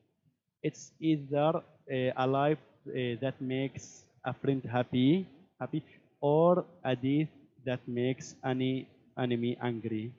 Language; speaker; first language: English; non-native, learner; Arabic